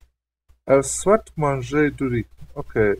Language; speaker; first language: French; non-native, learner; English